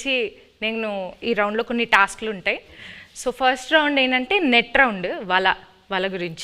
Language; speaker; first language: Telugu; native; Telugu